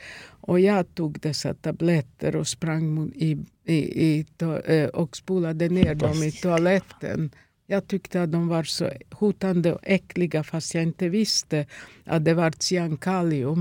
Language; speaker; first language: Swedish; non-native, fluent; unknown